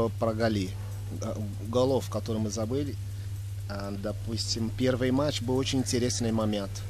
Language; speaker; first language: Russian; non-native, fluent; Portuguese